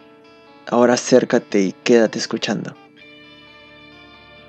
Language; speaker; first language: Spanish; native; Spanish